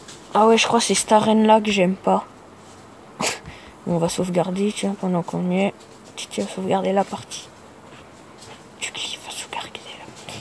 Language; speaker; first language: French; native; French